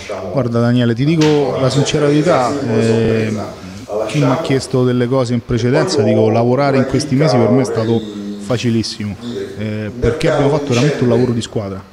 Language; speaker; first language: Italian; native; Italian